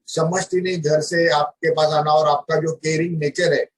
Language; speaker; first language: Hindi; non-native, local second language; Marathi